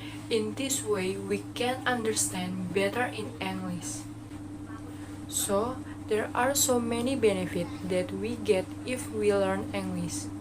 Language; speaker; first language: English; non-native, learner; Indonesian